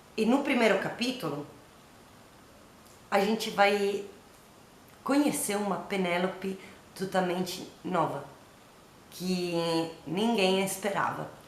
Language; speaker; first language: Portuguese; non-native, learner; Italian